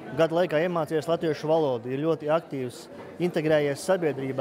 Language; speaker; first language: Latvian; native; Latvian